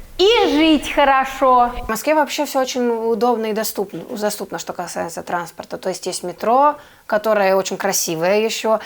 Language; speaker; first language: Russian; non-native, fluent; Serbian